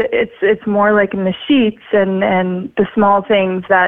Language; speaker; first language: English; early bilingual, other home language; Russian